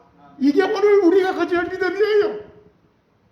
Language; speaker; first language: Korean; native; Korean